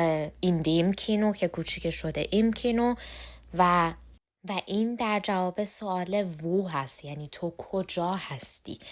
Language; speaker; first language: Persian; native; Persian